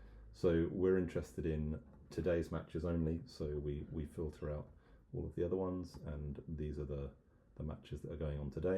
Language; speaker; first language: English; native; English